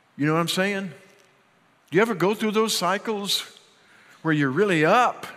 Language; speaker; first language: English; native; English